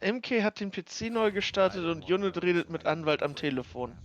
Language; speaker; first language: German; native; German